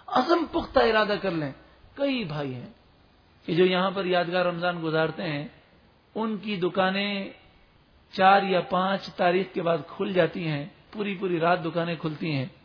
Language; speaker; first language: Urdu; native; Urdu